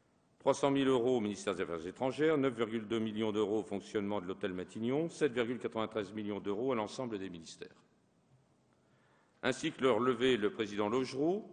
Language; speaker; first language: French; native; French